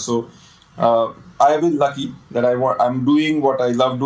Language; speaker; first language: English; non-native, local second language; Hindi